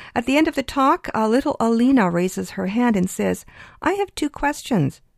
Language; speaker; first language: English; early bilingual, other home language; Ukrainian